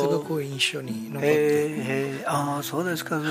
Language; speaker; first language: Japanese; non-native, fluent; Italian